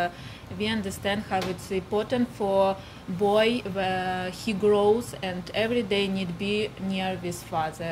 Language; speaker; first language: English; non-native, learner; Ukrainian